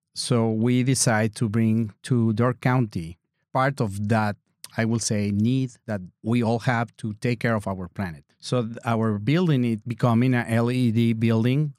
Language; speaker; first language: English; non-native, learner; Spanish